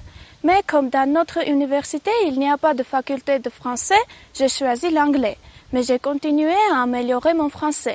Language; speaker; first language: French; non-native, learner; Armenian